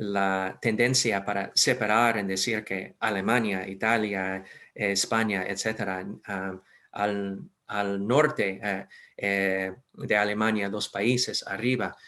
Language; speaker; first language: Spanish; non-native, fluent; English